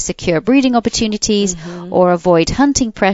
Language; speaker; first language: English; native; English